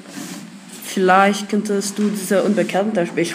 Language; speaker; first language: German; non-native, learner; French